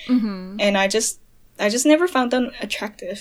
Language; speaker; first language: English; non-native, local second language; Cantonese